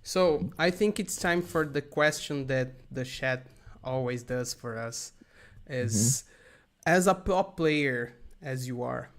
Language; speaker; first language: English; non-native, learner; Portuguese